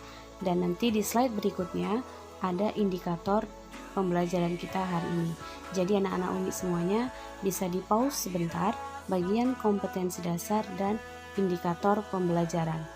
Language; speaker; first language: Indonesian; native; Indonesian